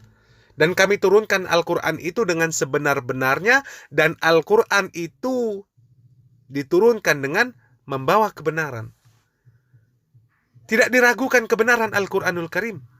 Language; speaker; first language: Indonesian; native; Indonesian